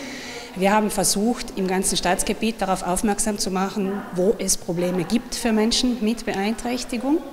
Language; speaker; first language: German; native; German